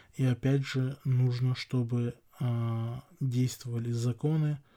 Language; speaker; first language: Russian; non-native, local second language; Chechen